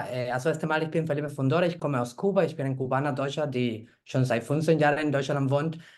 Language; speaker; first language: German; non-native, fluent; Spanish